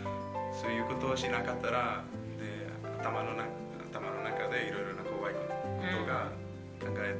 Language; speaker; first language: Japanese; non-native, learner; Spanish